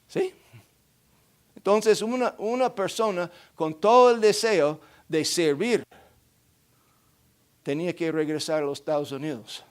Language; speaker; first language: Spanish; non-native, fluent; English